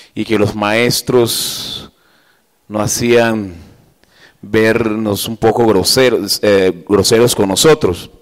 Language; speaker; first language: Spanish; native; Spanish